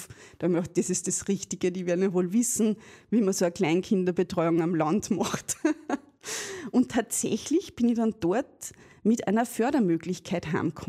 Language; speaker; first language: German; native; German